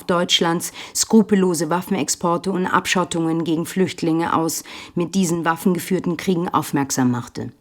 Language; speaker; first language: German; native; German